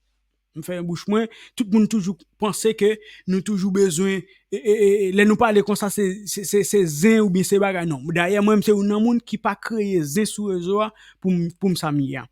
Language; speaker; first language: Haitian Creole; native; Haitian Creole